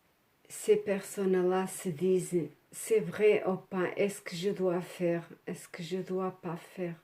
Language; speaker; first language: French; non-native, learner; Portuguese